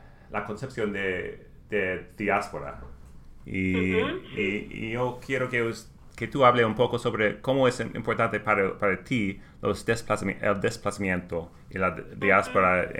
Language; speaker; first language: Spanish; non-native, learner; English